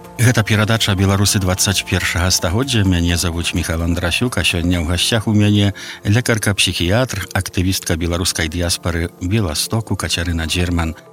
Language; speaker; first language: Belarusian; native; Belarusian